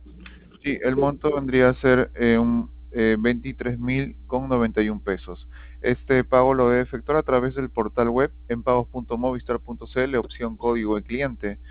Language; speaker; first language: Spanish; native; Spanish